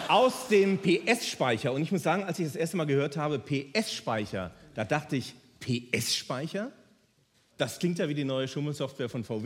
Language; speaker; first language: German; native; German